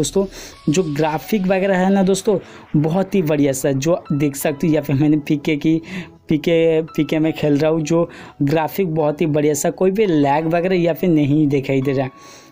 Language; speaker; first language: Hindi; non-native, local second language; Bangla